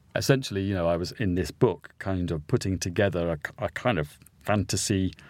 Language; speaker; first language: English; native; English